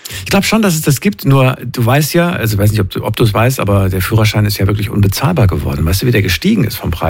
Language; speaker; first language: German; native; German